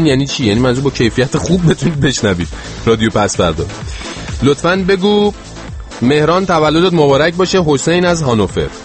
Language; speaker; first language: Persian; native; Persian